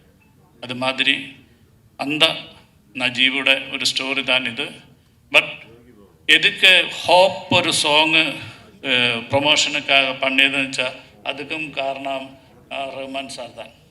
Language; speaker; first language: Tamil; non-native, learner; Malayalam